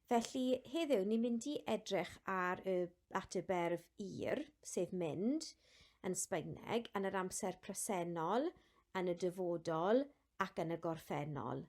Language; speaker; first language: Welsh; non-native, local second language; English